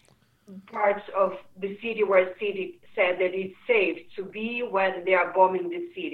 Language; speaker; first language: English; non-native, fluent; Ukrainian